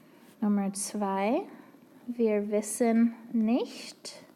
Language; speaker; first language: German; non-native, fluent; English